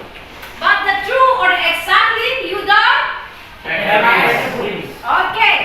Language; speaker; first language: English; non-native, learner; Indonesian